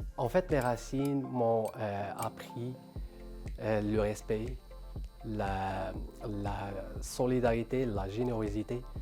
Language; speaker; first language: French; non-native, local second language; Arabic